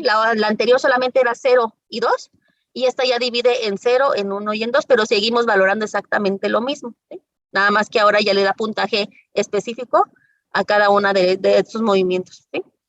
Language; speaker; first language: Spanish; native; Spanish